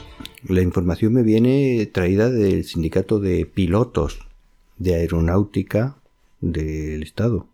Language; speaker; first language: Spanish; native; Spanish